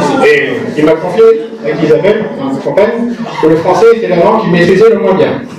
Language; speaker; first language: French; native; French